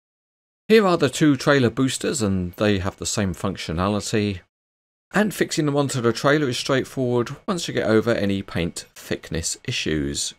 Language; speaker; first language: English; native; English